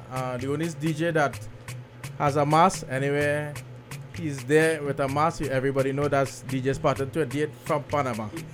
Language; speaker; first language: English; native; English